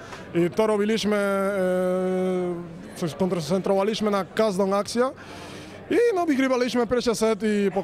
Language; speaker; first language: Polish; non-native, fluent; Spanish